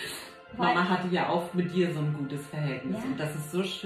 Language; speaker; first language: German; native; German